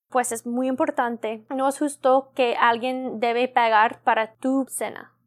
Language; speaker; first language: Spanish; non-native, learner; English